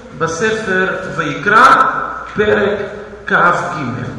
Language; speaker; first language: Hebrew; non-native, fluent; Russian